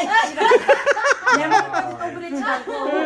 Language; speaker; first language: Korean; native; Korean